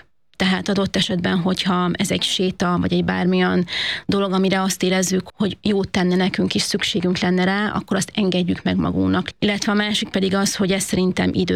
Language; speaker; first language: Hungarian; native; Hungarian